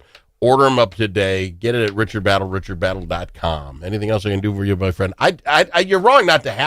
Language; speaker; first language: English; native; English